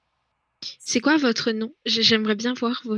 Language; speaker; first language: French; native; French